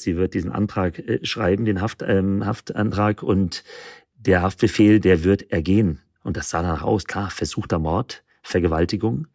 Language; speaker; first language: German; native; German